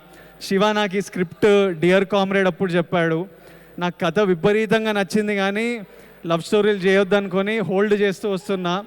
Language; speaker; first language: Telugu; native; Telugu